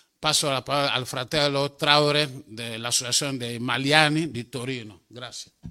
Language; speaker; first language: Italian; non-native, fluent; French